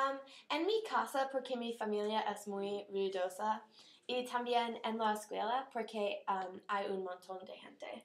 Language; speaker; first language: Spanish; non-native, learner; English